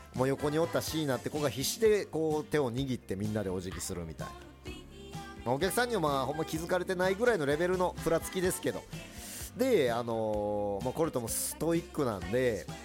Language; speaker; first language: Japanese; early bilingual, other home language; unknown